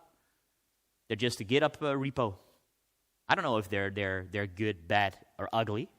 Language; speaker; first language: English; non-native, fluent; Dutch